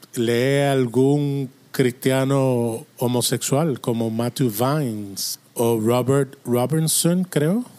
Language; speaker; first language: Spanish; non-native, fluent; English